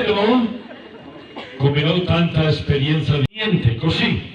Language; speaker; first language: Italian; non-native, fluent; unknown